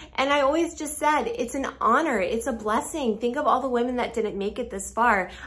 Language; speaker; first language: English; native; English